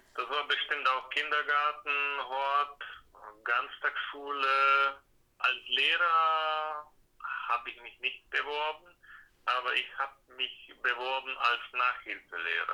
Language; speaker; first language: German; non-native, fluent; Slovak